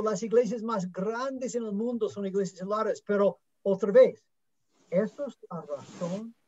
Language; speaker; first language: Spanish; non-native, fluent; English